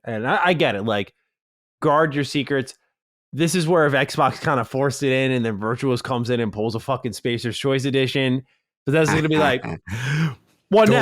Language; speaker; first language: English; native; English